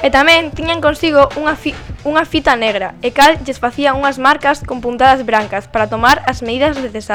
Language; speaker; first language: Galician; native; Galician